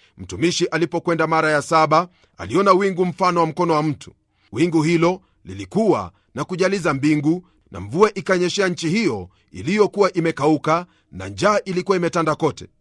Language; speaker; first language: Swahili; non-native, local second language; Luyia